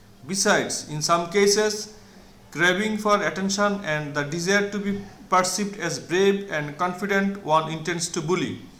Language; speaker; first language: English; non-native, local second language; Bangla